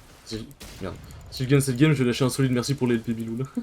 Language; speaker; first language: French; native; French